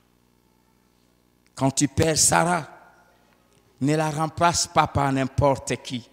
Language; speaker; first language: French; non-native, local second language; Lingala